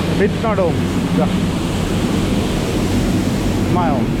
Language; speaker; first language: English; non-native, local second language; Hindi